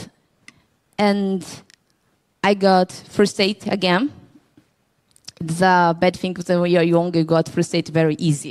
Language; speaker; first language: English; non-native, learner; Portuguese